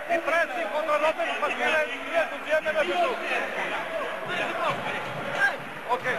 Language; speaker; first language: French; non-native, learner; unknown